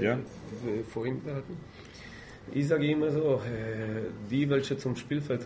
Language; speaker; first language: German; non-native, fluent; Polish